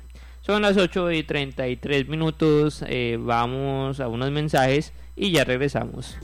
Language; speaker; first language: Spanish; native; Spanish